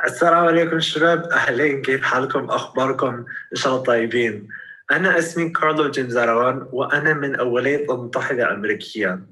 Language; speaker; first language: Arabic; non-native, learner; English